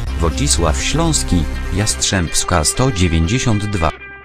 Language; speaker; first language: Polish; native; Polish